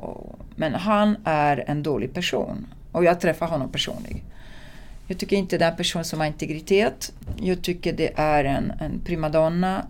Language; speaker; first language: Swedish; non-native, fluent; Italian